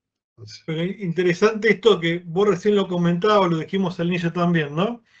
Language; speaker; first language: Spanish; native; Spanish